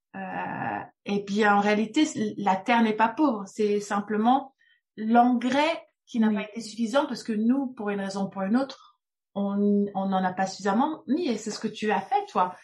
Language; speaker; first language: French; native; French